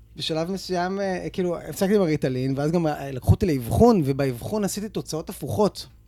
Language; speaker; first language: Hebrew; native; Hebrew